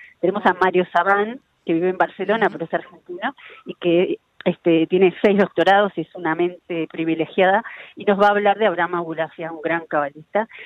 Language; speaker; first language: Spanish; native; Spanish